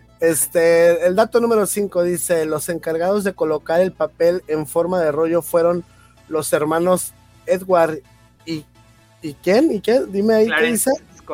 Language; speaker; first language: Spanish; native; Spanish